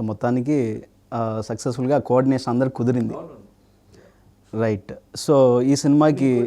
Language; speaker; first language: Telugu; native; Telugu